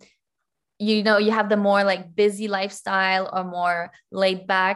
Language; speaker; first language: English; non-native, fluent; French